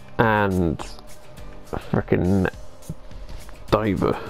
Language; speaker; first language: English; native; English